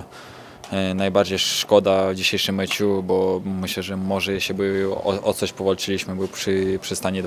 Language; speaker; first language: Polish; non-native, fluent; Ukrainian